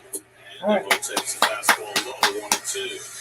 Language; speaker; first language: English; native; English